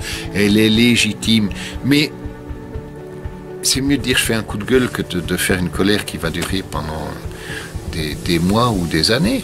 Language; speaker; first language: French; native; French